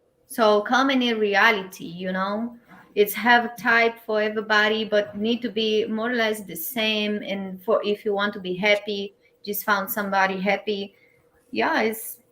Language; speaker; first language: English; non-native, learner; Portuguese